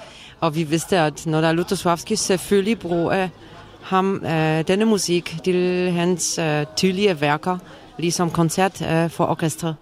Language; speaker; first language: Danish; non-native, learner; Polish